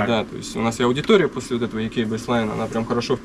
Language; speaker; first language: Russian; native; Russian